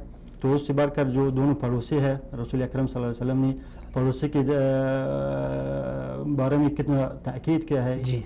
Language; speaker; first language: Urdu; non-native, fluent; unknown